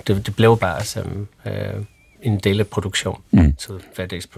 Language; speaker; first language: Danish; non-native, fluent; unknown